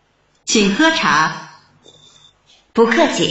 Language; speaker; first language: Chinese; non-native, learner; Thai